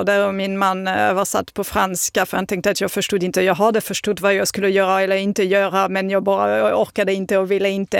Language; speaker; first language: Swedish; non-native, fluent; French